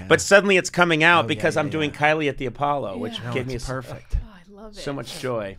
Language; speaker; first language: English; native; English